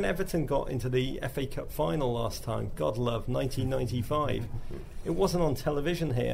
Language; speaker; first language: English; native; English